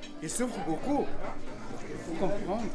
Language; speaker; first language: French; non-native, learner; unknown